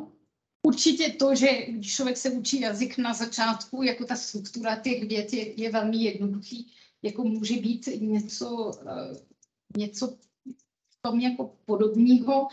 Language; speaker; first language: Czech; non-native, fluent; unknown